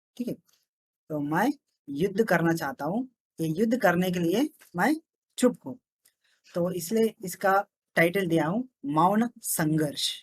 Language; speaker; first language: Hindi; non-native, local second language; Telugu